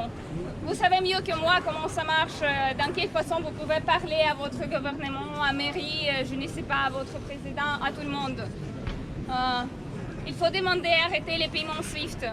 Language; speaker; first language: French; non-native, learner; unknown